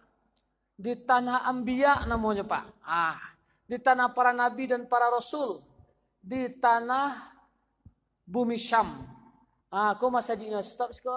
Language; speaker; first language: Indonesian; non-native, local second language; Minangkabau